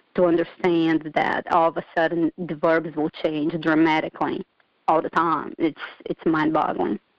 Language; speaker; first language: English; non-native, fluent; Portuguese